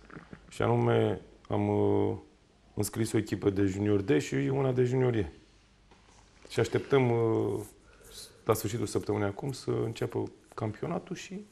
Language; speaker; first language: Romanian; native; Romanian